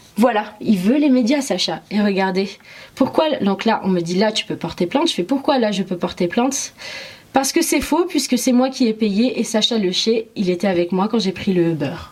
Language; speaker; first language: French; early bilingual, other home language; Arabic